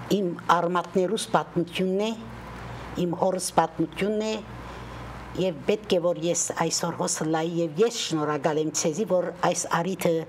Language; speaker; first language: Armenian; native; Armenian